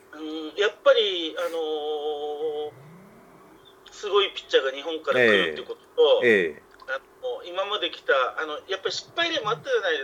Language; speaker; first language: Japanese; native; Japanese